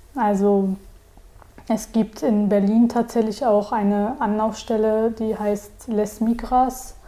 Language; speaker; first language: German; early bilingual, other home language; Turkish